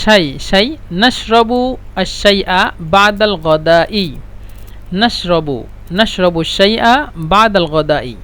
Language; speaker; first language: Arabic; non-native, fluent; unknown